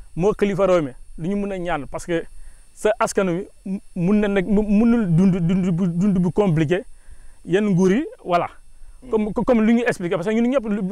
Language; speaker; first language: Wolof; non-native, local second language; Mandingo